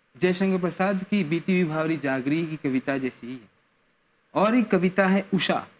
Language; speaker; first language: Hindi; non-native, local second language; Morisyen